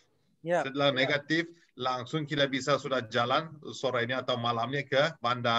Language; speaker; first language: Indonesian; non-native, fluent; Turkish